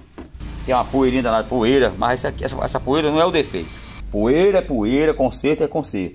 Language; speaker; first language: Portuguese; native; Portuguese